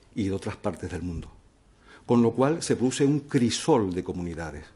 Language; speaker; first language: Spanish; native; Spanish